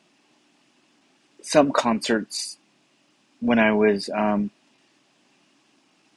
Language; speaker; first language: English; native; English